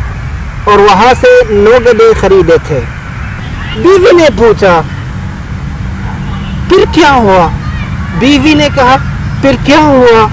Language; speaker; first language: Hindi; non-native, fluent; Arabic